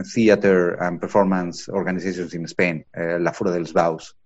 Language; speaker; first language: English; non-native, fluent; Spanish